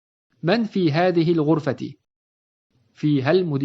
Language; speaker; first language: Arabic; non-native, fluent; English